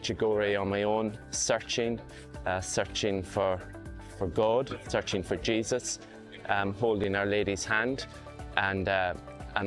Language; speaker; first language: English; native; English